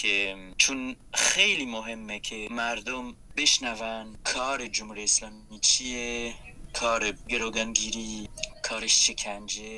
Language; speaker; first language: Persian; non-native, fluent; French